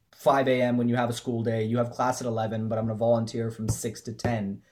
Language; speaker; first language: English; native; English